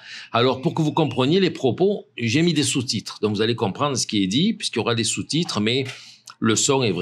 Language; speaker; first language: French; native; French